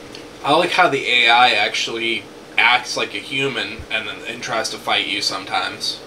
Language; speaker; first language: English; native; English